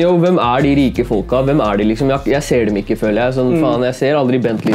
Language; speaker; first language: Norwegian; native; Norwegian